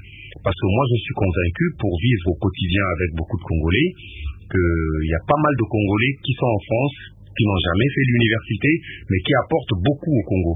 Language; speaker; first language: French; non-native, local second language; Lingala